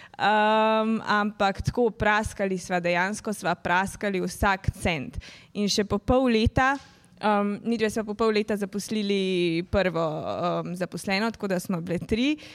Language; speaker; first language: Slovenian; native; Slovenian